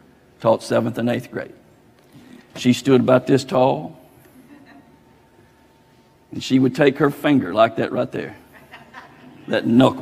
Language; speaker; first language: English; native; English